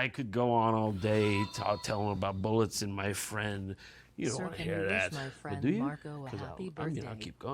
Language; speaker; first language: English; native; English